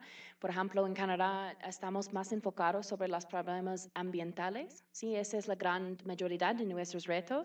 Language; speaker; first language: Spanish; non-native, fluent; English